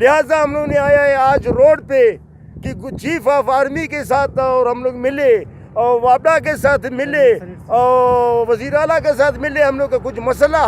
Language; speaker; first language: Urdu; non-native, local second language; Baluchi